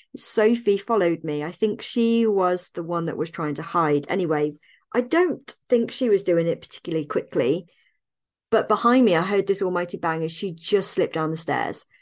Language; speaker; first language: English; native; English